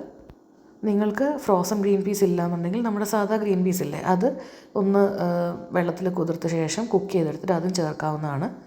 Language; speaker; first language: Malayalam; native; Malayalam